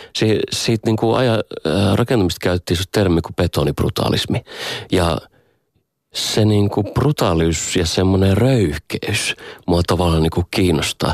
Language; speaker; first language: Finnish; native; Finnish